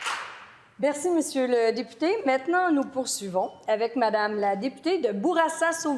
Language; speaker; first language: French; native; French